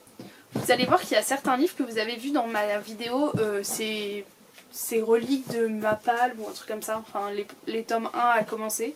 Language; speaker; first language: French; native; French